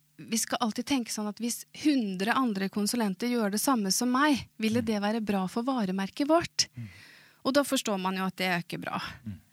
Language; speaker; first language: Swedish; non-native, fluent; Norwegian